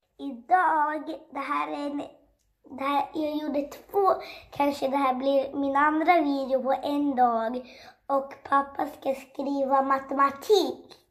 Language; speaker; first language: Swedish; early bilingual, other home language; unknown